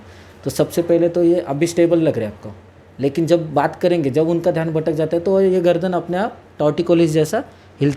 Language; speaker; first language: Hindi; non-native, local second language; Marathi